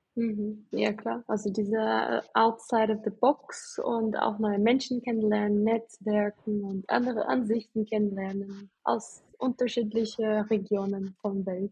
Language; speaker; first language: German; non-native, fluent; Portuguese